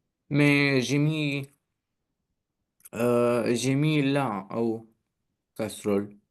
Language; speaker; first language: French; non-native, learner; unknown